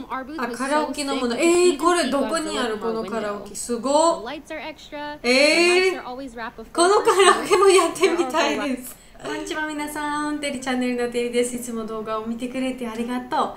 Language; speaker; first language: Japanese; non-native, learner; Georgian